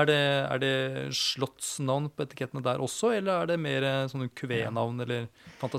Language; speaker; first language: Norwegian; native; Norwegian